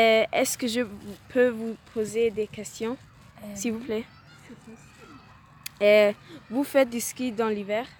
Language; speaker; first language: French; non-native, learner; German